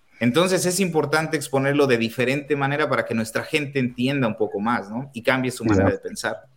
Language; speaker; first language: Spanish; native; Spanish